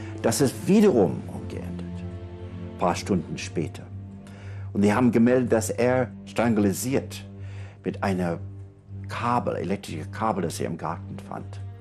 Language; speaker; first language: German; non-native, fluent; English